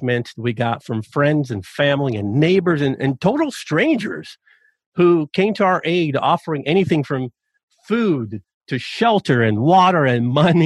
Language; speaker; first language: English; native; English